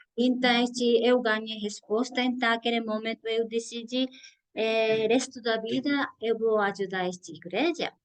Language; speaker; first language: Portuguese; non-native, learner; Japanese